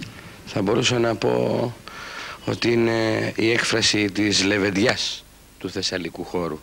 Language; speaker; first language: Greek; native; Greek